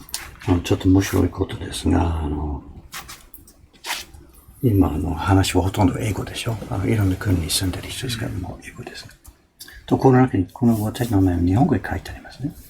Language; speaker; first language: Japanese; non-native, fluent; English